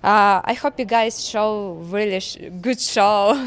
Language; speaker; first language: English; non-native, learner; Ukrainian